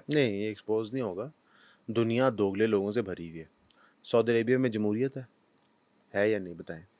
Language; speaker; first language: Urdu; non-native, local second language; Punjabi